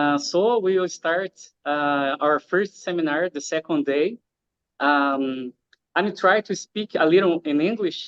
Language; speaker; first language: English; non-native, learner; Portuguese